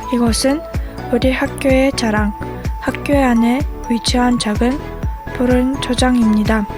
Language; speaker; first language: Korean; non-native, fluent; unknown